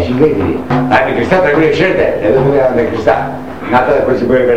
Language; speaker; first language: Greek; native; Greek